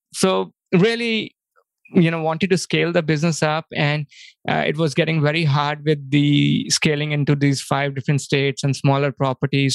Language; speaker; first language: English; non-native, local second language; Hindi